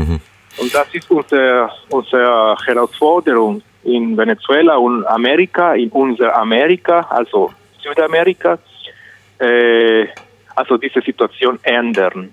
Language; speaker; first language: German; non-native, learner; Spanish